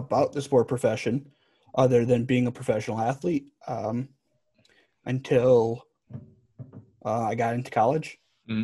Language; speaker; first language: English; native; English